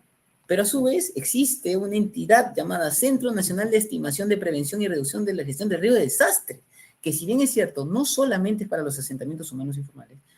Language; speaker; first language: Spanish; native; Spanish